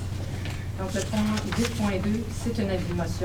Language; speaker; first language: French; native; French